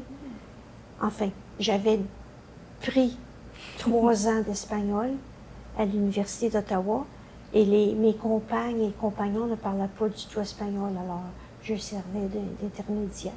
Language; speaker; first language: French; native; French